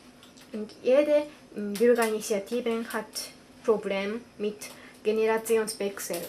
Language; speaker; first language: German; non-native, learner; Japanese